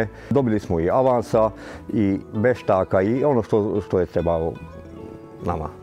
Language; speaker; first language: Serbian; non-native, local second language; Hungarian